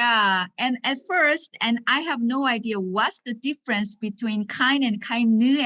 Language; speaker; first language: English; non-native, learner; Korean